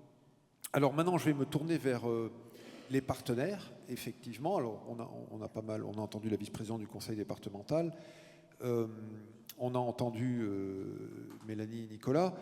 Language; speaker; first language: French; native; French